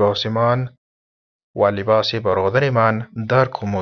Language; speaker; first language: Persian; non-native, fluent; Urdu